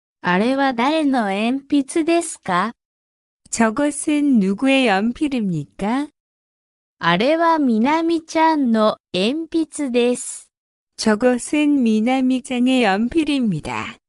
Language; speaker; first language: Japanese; non-native, fluent; Korean